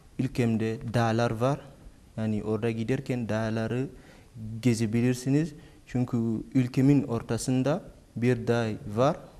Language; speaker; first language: Turkish; non-native, fluent; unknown